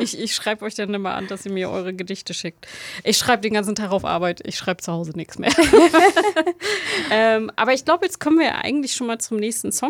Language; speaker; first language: German; native; German